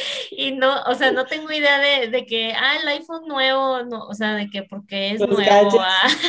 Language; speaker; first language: Spanish; native; Spanish